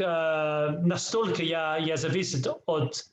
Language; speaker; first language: Russian; non-native, learner; English